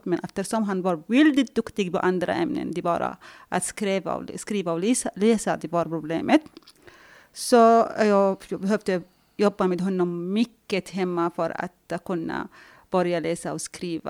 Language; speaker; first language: Swedish; non-native, fluent; Arabic